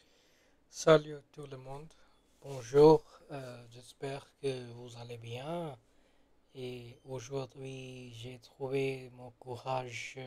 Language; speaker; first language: French; non-native, learner; Gujarati